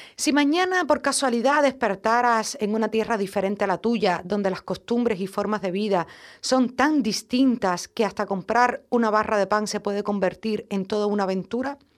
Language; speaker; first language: Spanish; native; Spanish